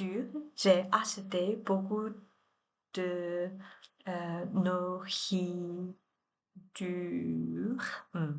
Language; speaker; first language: French; non-native, learner; Chinese